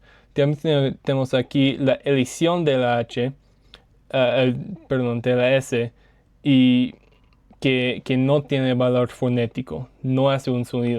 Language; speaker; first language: Spanish; non-native, learner; English